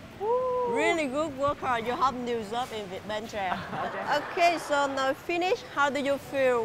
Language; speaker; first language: English; non-native, learner; Vietnamese